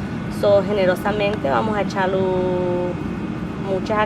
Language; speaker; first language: Spanish; early bilingual, heritage; Spanish